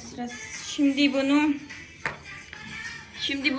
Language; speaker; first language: Turkish; non-native, fluent; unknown